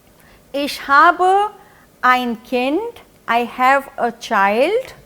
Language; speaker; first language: German; non-native, fluent; Hindi